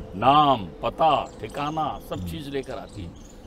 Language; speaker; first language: Hindi; native; Hindi